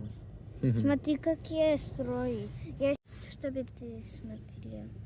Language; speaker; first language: Russian; early bilingual, heritage; Russian